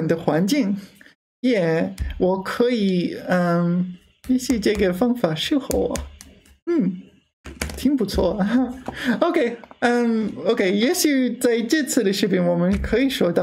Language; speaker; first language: Chinese; non-native, learner; English